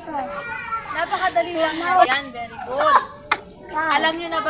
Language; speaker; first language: Filipino; native; Filipino